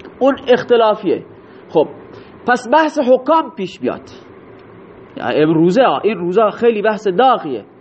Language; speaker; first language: Persian; non-native, local second language; Baluchi